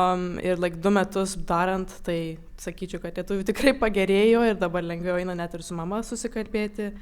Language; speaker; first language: Lithuanian; early bilingual, other home language; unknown